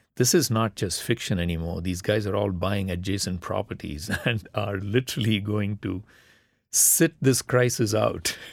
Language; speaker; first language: English; non-native, local second language; Tamil